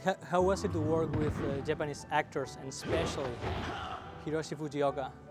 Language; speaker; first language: English; non-native, fluent; Spanish